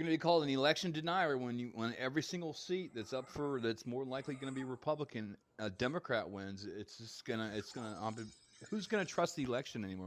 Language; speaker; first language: English; native; English